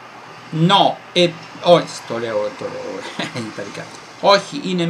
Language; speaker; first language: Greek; non-native, fluent; Italian